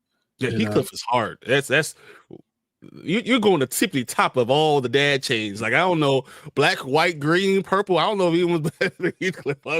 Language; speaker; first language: English; native; English